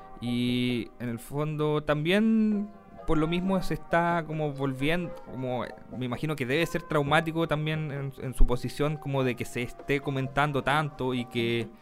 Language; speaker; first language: Spanish; native; Spanish